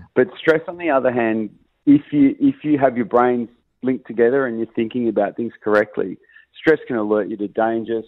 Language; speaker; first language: English; native; English